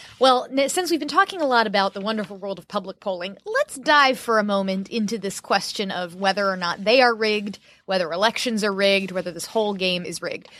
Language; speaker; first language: English; native; English